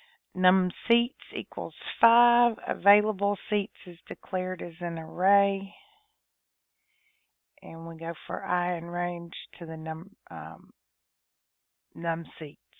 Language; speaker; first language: English; native; English